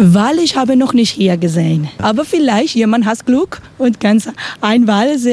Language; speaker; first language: German; non-native, learner; Spanish